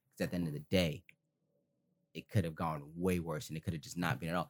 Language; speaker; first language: English; native; English